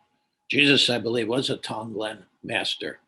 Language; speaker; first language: English; native; English